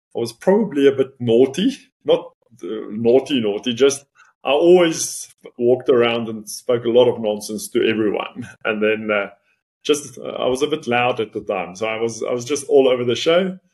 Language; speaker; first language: English; non-native, local second language; Afrikaans